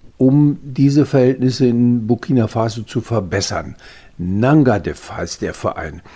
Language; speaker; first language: German; native; German